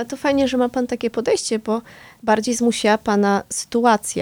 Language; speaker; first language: Polish; native; Polish